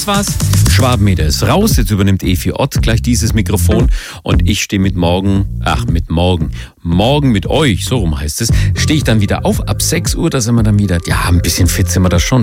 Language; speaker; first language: German; native; German